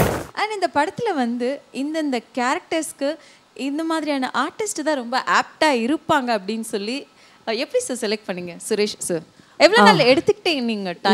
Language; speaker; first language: Tamil; native; Tamil